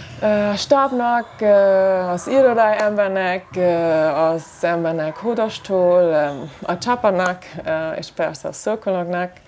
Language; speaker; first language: Hungarian; non-native, learner; German